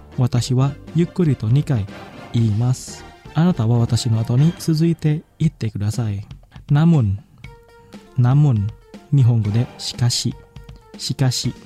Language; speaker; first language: Japanese; non-native, fluent; Indonesian